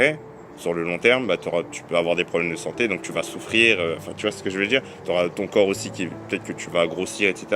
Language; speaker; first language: French; native; French